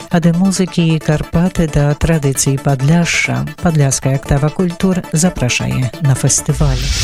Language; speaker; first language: Belarusian; native; Belarusian